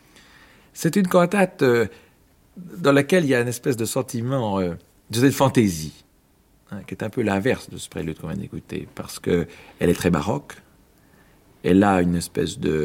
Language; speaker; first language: French; native; French